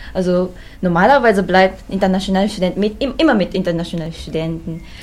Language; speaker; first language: German; non-native, learner; Japanese